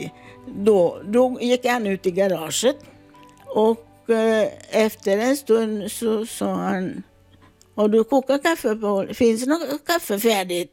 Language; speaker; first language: Swedish; non-native, fluent; Italian